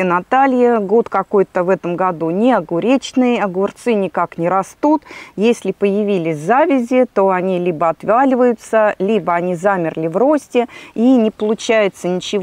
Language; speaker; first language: Russian; native; Russian